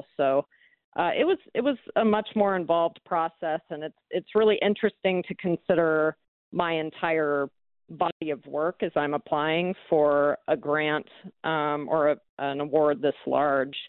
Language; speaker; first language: English; native; English